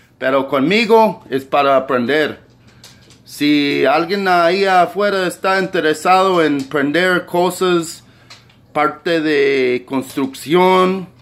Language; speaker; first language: Spanish; early bilingual, heritage; Spanish